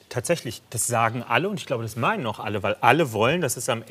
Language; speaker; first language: German; native; German